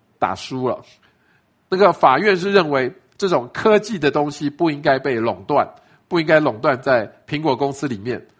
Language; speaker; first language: Chinese; native; Chinese